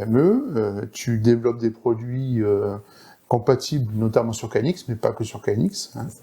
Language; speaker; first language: French; native; French